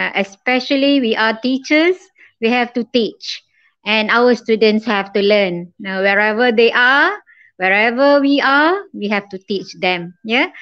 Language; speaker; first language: English; non-native, local second language; Malay